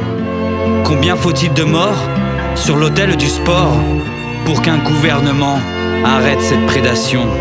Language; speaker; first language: French; native; French